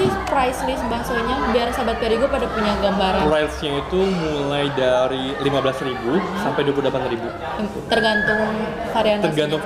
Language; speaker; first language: Indonesian; native; Indonesian